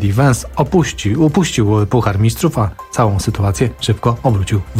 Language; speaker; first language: Polish; native; Polish